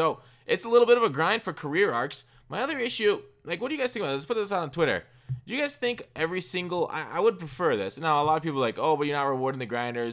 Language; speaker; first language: English; native; English